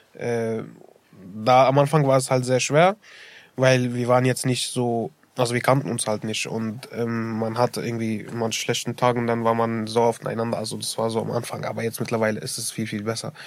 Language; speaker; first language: German; early bilingual, other home language; Arabic